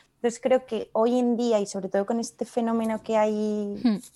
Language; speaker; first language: Spanish; native; Spanish